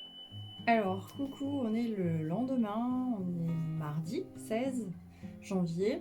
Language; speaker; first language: French; native; French